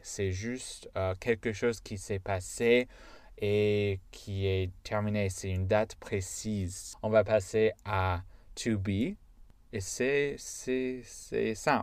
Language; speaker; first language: French; non-native, fluent; English